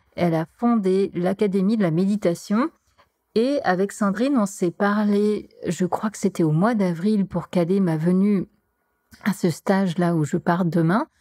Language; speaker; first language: French; native; French